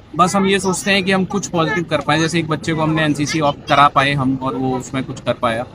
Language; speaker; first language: Hindi; native; Hindi